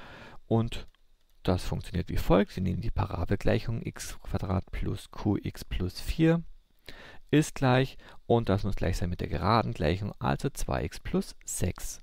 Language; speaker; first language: German; native; German